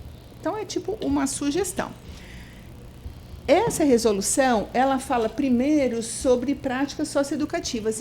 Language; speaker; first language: Portuguese; native; Portuguese